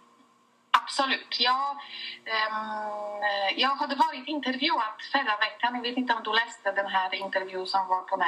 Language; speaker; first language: Swedish; non-native, fluent; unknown